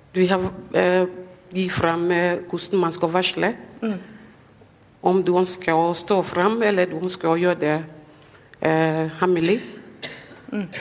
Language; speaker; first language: Norwegian; non-native, fluent; English